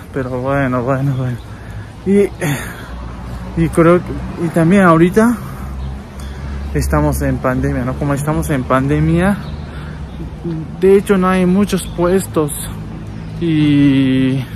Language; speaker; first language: Spanish; non-native, learner; Japanese